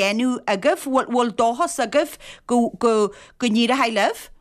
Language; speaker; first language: Irish; native; Irish